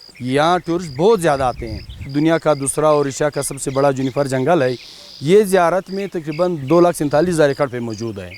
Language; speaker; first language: Urdu; non-native, local second language; Pashto